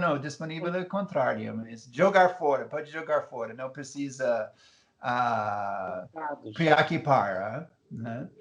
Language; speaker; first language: Portuguese; non-native, fluent; English